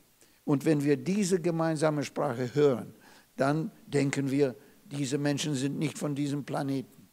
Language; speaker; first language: German; non-native, fluent; Russian